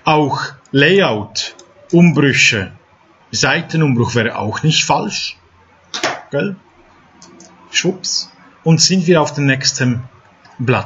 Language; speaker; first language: German; non-native, fluent; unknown